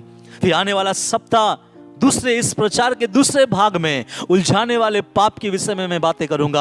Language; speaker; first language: Hindi; non-native, local second language; Bangla